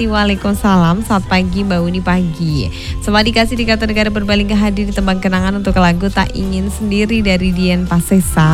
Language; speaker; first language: Indonesian; non-native, local second language; Javanese